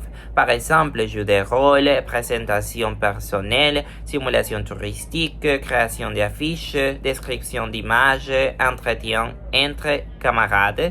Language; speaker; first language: French; non-native, fluent; Spanish